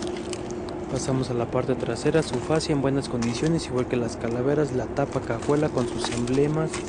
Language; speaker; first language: Spanish; native; Spanish